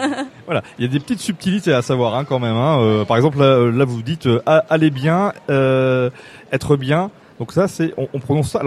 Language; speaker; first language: French; native; French